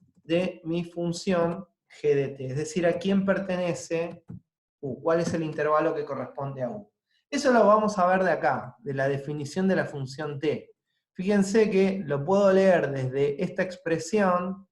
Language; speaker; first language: Spanish; native; Spanish